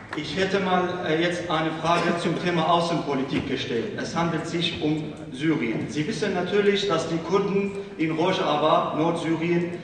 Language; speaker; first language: German; non-native, fluent; Arabic